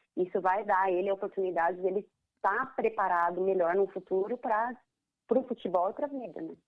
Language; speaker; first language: Portuguese; native; Portuguese